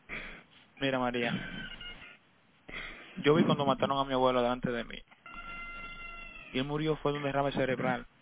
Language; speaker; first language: Spanish; native; Spanish